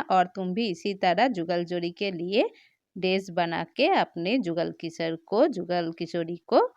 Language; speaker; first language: Hindi; non-native, local second language; Bangla